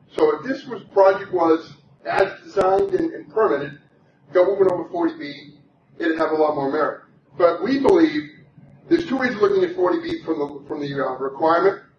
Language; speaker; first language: English; native; English